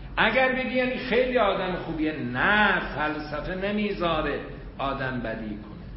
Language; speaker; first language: Persian; non-native, local second language; Azerbaijani